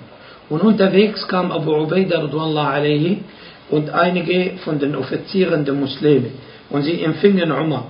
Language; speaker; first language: German; non-native, fluent; Arabic